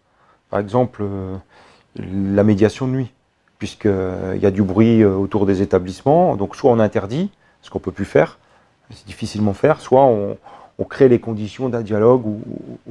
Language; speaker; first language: French; native; French